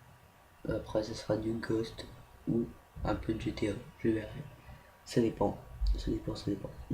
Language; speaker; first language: French; native; French